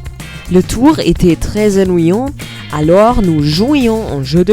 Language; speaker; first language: French; non-native, learner; German